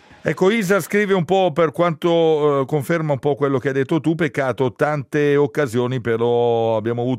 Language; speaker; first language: Italian; native; Italian